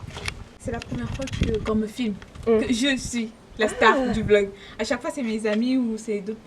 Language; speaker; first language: French; native; French